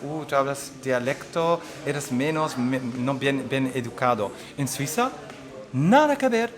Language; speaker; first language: Spanish; non-native, fluent; Dutch